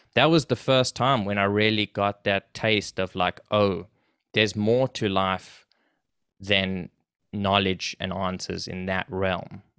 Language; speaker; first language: English; native; English